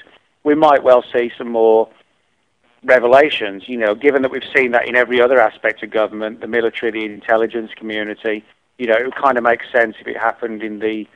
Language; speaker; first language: English; native; English